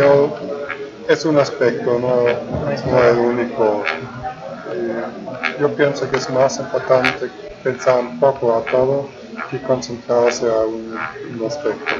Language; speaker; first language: Spanish; non-native, fluent; German